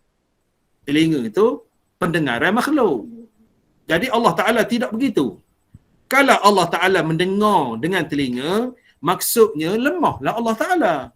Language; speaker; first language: Malay; native; Malay